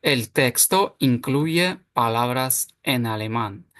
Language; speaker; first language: Spanish; non-native, fluent; Ukrainian